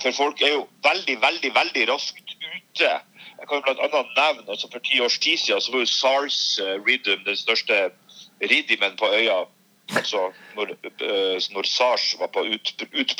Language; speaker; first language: Norwegian; native; Norwegian